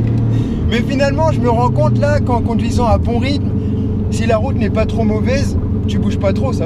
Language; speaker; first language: French; native; French